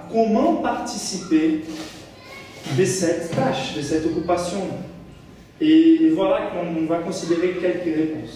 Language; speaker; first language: French; non-native, fluent; Portuguese